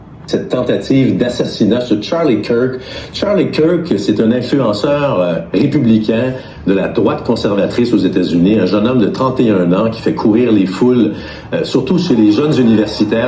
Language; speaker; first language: French; native; French